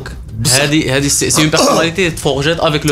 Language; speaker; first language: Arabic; native; Arabic